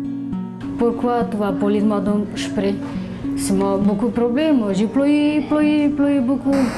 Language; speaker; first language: French; non-native, learner; Romanian